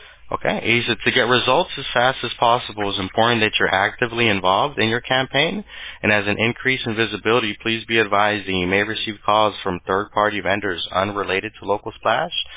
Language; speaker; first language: English; early bilingual, other home language; Spanish